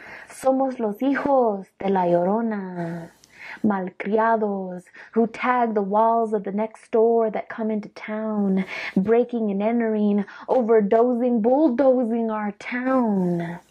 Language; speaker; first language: English; early bilingual, other home language; Spanish